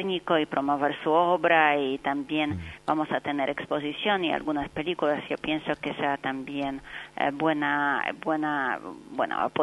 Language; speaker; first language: Spanish; non-native, fluent; Polish